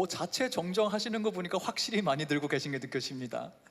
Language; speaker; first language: Korean; native; Korean